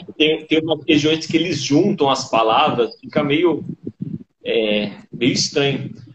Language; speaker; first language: Portuguese; native; Portuguese